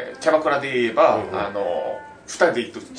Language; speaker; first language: Japanese; native; Japanese